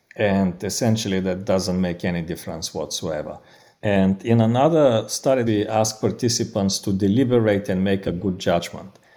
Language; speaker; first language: English; non-native, fluent; Bulgarian